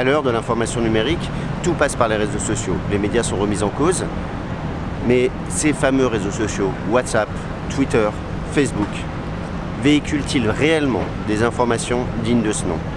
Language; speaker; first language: French; native; French